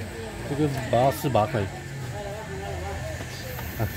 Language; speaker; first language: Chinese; non-native, learner; Slovak